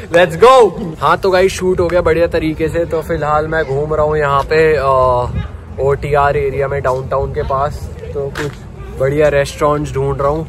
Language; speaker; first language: Hindi; native; Hindi